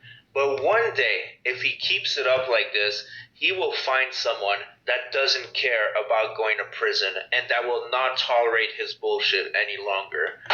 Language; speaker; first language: English; native; English